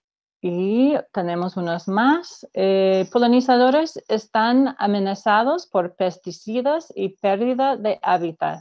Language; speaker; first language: Spanish; non-native, fluent; English